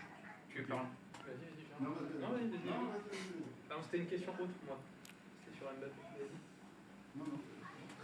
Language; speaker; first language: French; native; French